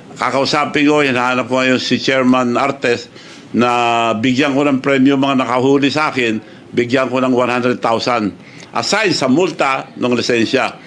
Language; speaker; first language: Filipino; non-native, local second language; Iloko